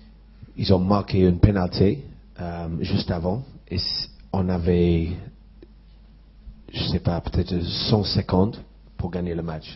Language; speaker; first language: French; non-native, fluent; English